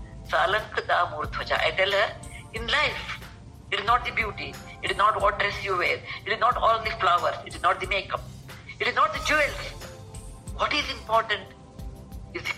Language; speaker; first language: English; non-native, local second language; Kannada